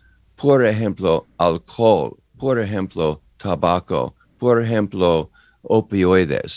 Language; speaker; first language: Spanish; non-native, learner; English